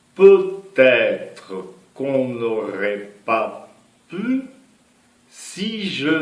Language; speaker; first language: French; non-native, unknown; Portuguese